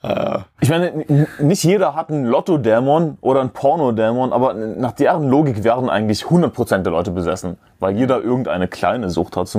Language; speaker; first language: German; native; German